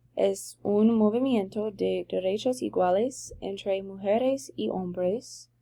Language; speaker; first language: Spanish; non-native, learner; English